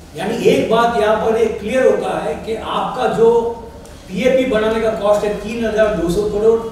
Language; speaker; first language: Hindi; non-native, local second language; Marathi